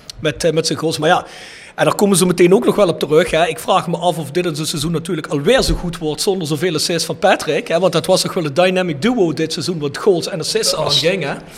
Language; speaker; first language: Dutch; native; Dutch